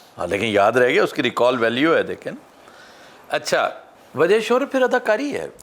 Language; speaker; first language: Urdu; non-native, local second language; Punjabi